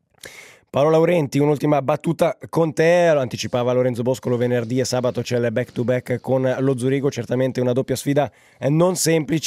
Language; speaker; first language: Italian; native; Italian